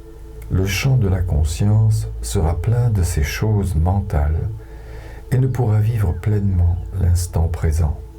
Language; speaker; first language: French; native; French